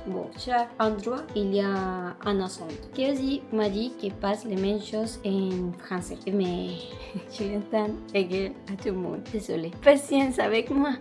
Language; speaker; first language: French; non-native, learner; Spanish